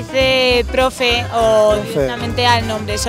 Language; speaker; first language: Spanish; native; Spanish